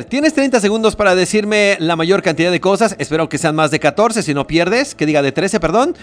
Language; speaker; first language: Spanish; native; Spanish